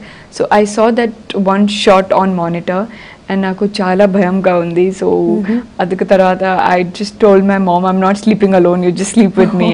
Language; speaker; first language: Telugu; non-native, learner; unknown